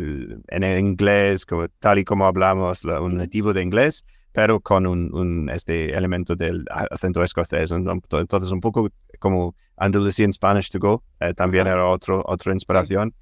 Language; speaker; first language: Spanish; non-native, fluent; English